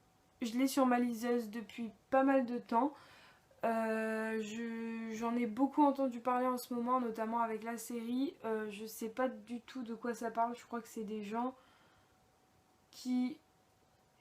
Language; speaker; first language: French; native; French